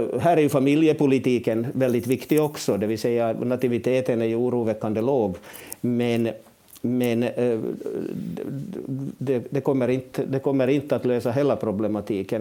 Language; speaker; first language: Swedish; native; Swedish